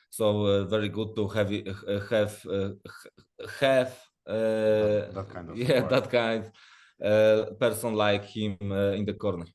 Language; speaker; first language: English; non-native, learner; Polish